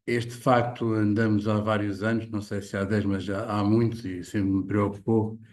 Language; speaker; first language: Portuguese; native; Portuguese